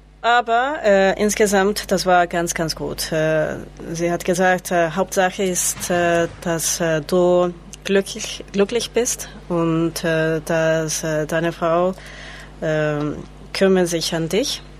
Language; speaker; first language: German; non-native, learner; Spanish